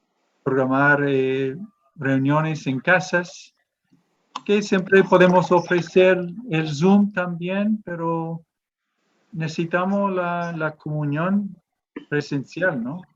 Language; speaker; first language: Spanish; non-native, fluent; English